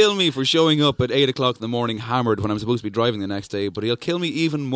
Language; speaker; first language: English; native; English